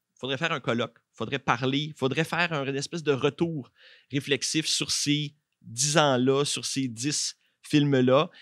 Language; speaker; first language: French; native; French